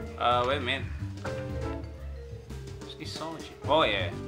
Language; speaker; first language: English; non-native, learner; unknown